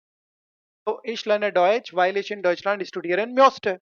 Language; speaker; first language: German; non-native, fluent; Hindi